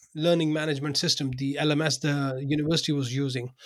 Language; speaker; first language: English; non-native, local second language; Urdu